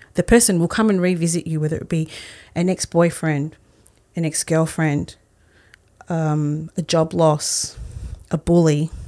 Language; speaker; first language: English; early bilingual, other home language; Spanish